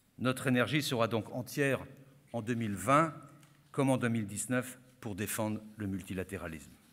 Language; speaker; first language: French; native; French